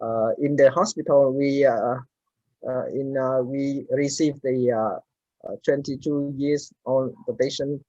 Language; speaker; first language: English; non-native, learner; Vietnamese